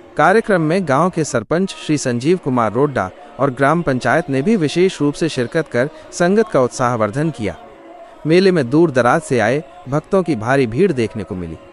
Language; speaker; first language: Hindi; non-native, local second language; Punjabi